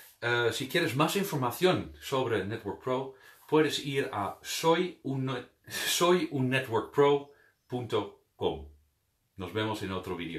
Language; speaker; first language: Spanish; non-native, fluent; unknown